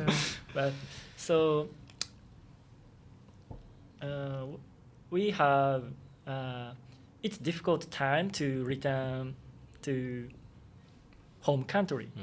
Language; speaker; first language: English; non-native, learner; Japanese